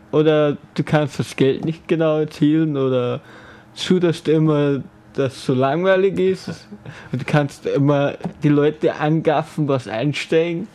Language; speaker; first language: German; native; German